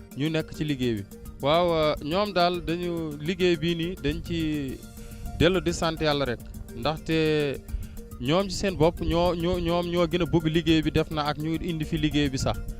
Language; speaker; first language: Wolof; non-native, local second language; Fula